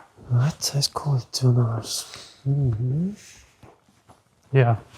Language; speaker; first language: English; non-native, learner; Latvian